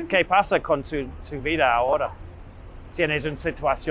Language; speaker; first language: Spanish; non-native, learner; English